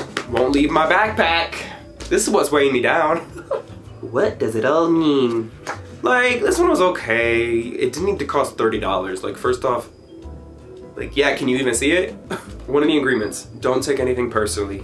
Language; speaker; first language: English; native; English